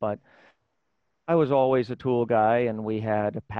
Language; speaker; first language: English; native; English